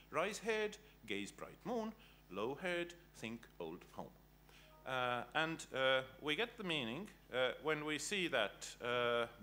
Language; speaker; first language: English; non-native, fluent; Estonian